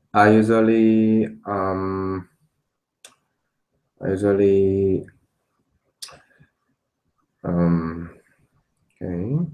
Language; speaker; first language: English; non-native, learner; Korean